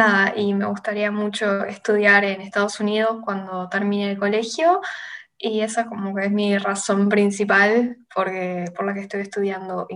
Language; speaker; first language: English; non-native, fluent; Spanish